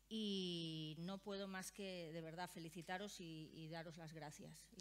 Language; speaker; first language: Spanish; native; Spanish